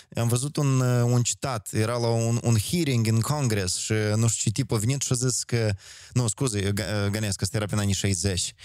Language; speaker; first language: Romanian; native; Romanian